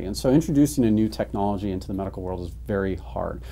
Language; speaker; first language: English; native; English